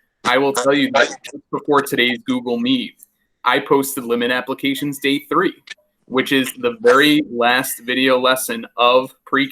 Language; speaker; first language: English; native; English